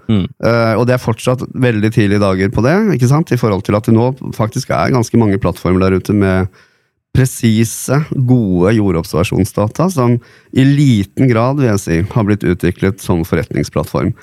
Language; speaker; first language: Norwegian; native; Norwegian